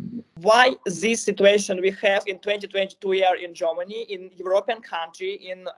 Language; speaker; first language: English; non-native, learner; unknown